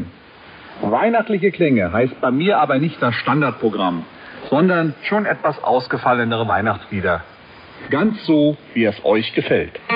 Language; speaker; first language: German; native; German